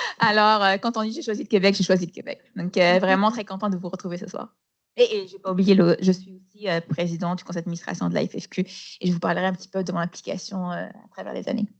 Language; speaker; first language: French; non-native, local second language; Arabic